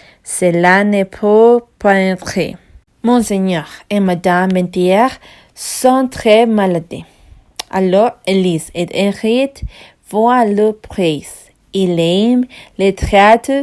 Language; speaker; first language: French; non-native, learner; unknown